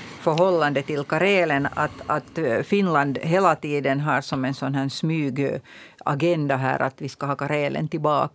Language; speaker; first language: Swedish; native; Swedish